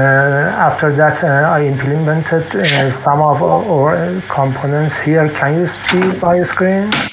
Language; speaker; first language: English; non-native, fluent; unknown